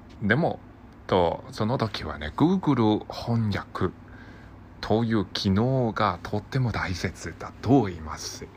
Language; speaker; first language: Japanese; non-native, learner; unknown